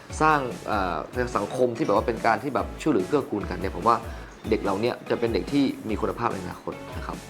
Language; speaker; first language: Thai; native; Thai